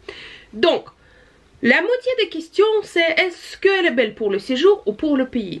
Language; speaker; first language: French; non-native, fluent; Russian